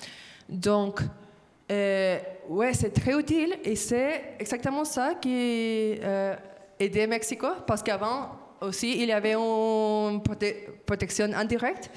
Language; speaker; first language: French; non-native, fluent; Spanish